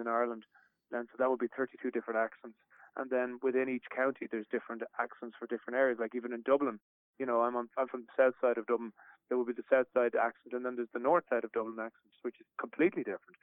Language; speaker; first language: English; native; English